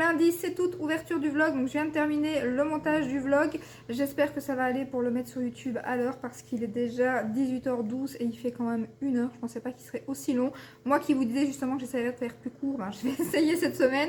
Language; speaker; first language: French; native; French